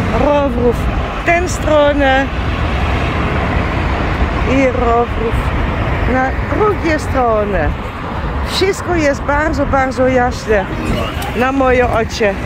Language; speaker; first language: Polish; non-native, learner; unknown